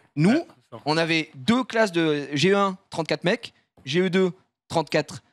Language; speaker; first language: French; native; French